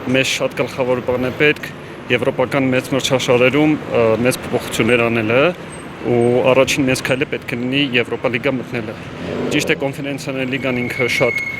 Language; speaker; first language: Armenian; native; Armenian